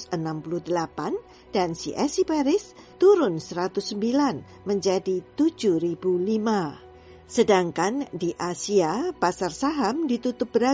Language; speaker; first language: Indonesian; native; Indonesian